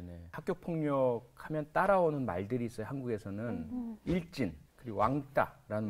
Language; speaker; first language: Korean; native; Korean